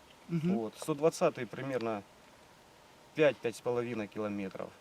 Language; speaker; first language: Russian; native; Russian